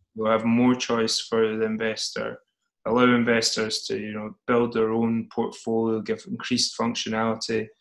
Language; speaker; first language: English; native; English